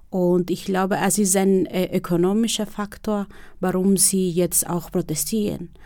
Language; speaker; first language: German; non-native, fluent; Spanish